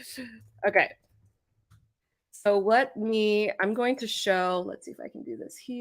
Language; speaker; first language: English; native; English